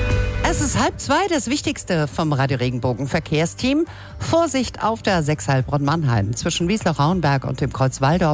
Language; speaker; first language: German; native; German